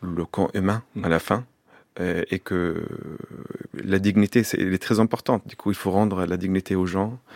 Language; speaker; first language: French; non-native, fluent; Arabic